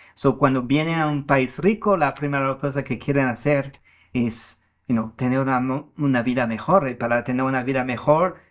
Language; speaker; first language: Spanish; non-native, fluent; French